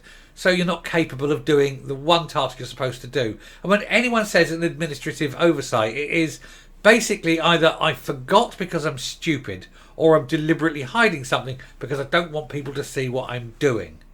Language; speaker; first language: English; native; English